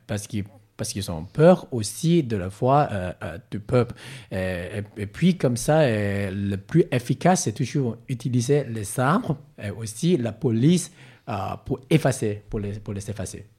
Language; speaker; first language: French; non-native, learner; Cantonese